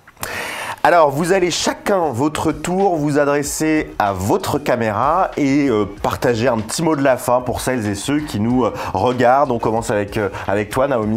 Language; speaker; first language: French; native; French